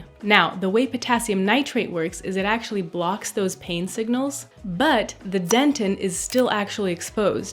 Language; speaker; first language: English; native; English